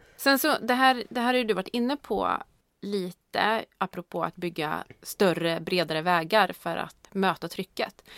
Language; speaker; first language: Swedish; native; Swedish